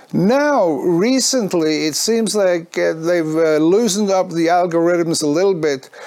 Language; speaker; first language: English; non-native, fluent; Norwegian